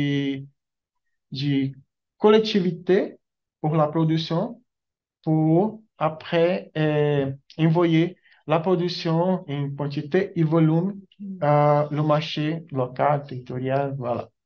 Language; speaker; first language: French; non-native, learner; Portuguese